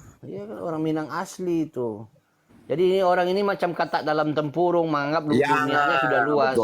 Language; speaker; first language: Indonesian; non-native, local second language; Minangkabau